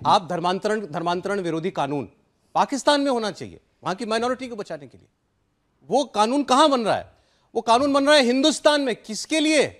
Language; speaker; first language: Hindi; native; Hindi